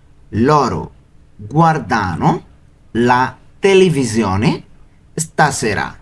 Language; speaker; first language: Italian; non-native, learner; Bangla